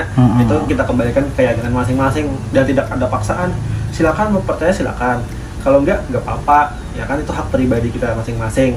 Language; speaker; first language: Indonesian; non-native, local second language; Banjar